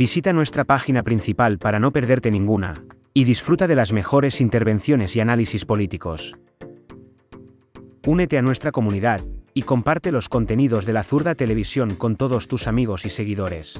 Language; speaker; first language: Spanish; native; Spanish